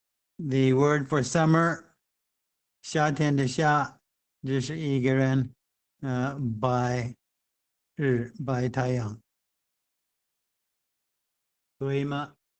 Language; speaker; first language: Chinese; non-native, fluent; English